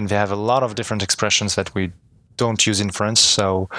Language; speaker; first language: English; non-native, fluent; French